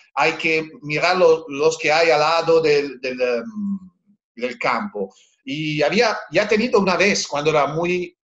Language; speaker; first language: Spanish; non-native, learner; Italian